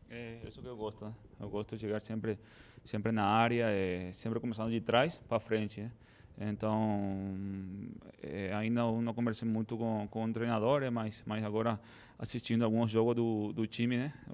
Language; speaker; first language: Portuguese; non-native, fluent; Spanish